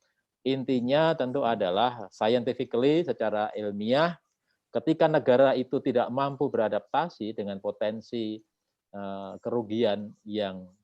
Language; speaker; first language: Indonesian; native; Indonesian